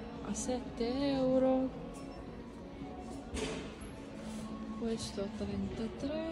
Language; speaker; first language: Italian; non-native, fluent; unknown